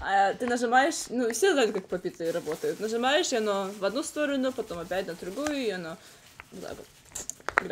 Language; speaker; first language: Russian; early bilingual, heritage; Russian